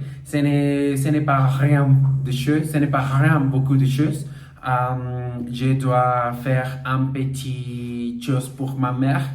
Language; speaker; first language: French; non-native, learner; Portuguese